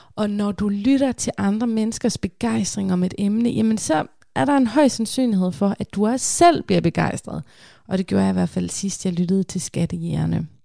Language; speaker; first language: Danish; native; Danish